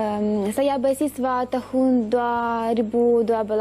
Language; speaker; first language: Indonesian; non-native, learner; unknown